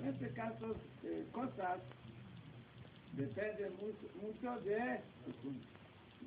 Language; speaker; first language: Spanish; non-native, learner; Hebrew